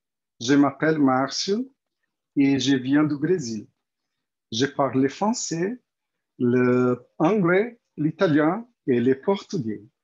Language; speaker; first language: French; non-native, fluent; Portuguese